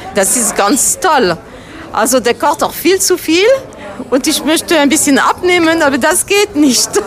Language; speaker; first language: German; non-native, learner; Turkish